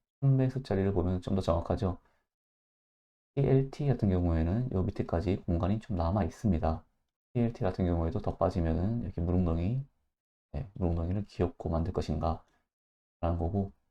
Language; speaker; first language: Korean; native; Korean